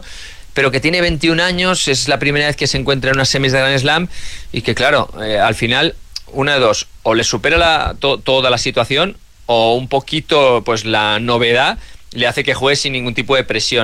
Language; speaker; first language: Spanish; native; Spanish